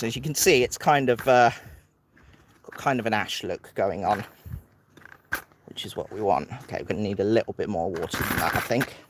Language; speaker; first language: English; native; English